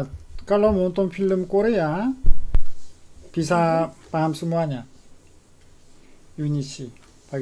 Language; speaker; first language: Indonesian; non-native, fluent; Korean